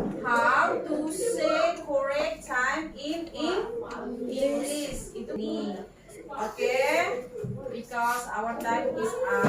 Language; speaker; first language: English; non-native, learner; Indonesian